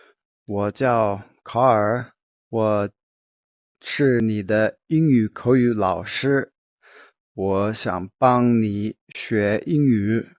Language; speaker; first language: Chinese; non-native, fluent; English